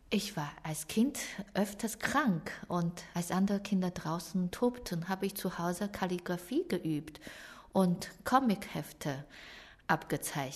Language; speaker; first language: German; non-native, fluent; Chinese